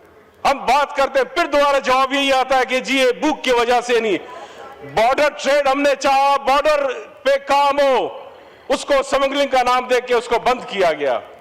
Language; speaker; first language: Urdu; non-native, local second language; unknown